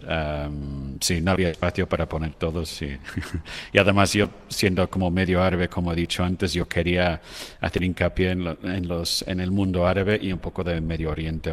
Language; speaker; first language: Spanish; non-native, fluent; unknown